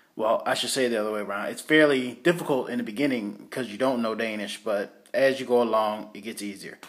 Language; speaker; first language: English; native; English